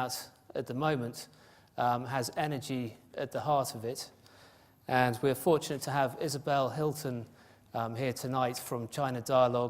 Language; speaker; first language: English; native; English